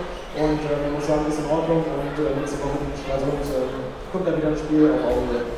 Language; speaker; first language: German; native; German